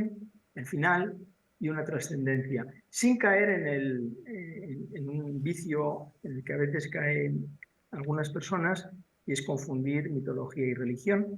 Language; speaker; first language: Spanish; native; Spanish